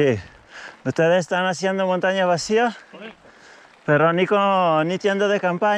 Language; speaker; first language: Spanish; non-native, learner; Italian